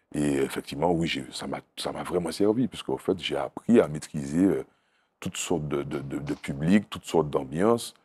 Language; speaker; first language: French; native; French